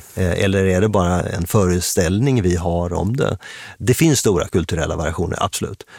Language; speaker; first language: Swedish; native; Swedish